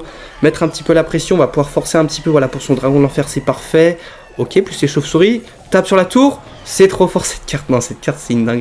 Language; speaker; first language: French; native; French